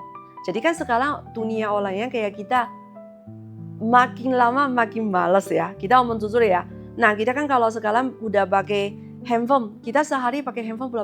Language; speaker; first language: Indonesian; non-native, learner; Chinese